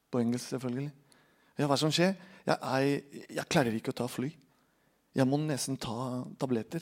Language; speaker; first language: Norwegian; non-native, fluent; Spanish